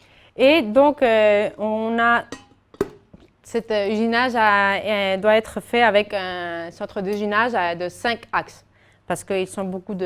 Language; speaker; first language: French; non-native, fluent; Spanish